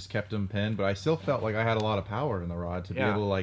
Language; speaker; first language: English; native; English